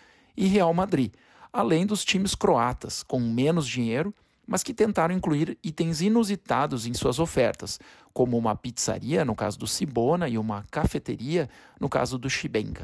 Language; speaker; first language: Portuguese; native; Portuguese